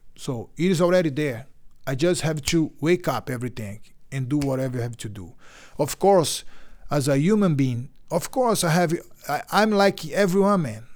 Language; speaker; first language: English; non-native, learner; Portuguese